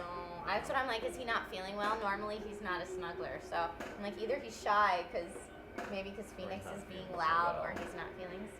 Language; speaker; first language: English; native; English